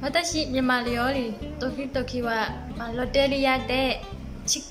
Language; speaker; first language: Japanese; non-native, learner; Burmese